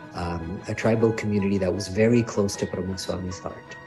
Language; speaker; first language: English; native; English